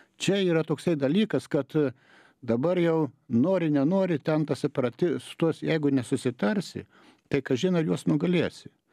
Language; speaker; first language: Lithuanian; native; Lithuanian